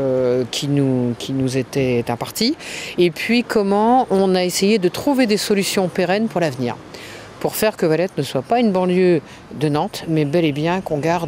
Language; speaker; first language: French; native; French